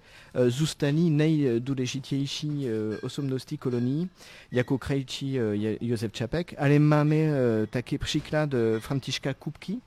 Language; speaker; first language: Czech; non-native, fluent; French